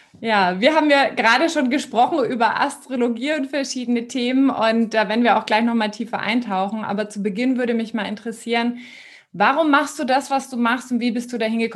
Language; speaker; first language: German; native; German